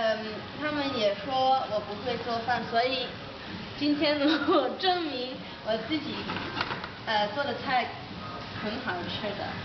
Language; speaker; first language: Chinese; non-native, learner; Dutch